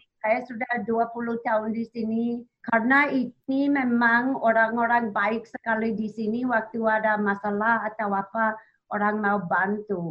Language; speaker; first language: Indonesian; non-native, learner; English